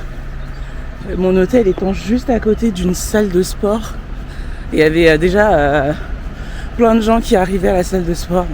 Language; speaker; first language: French; native; French